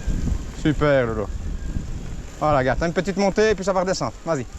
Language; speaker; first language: French; native; French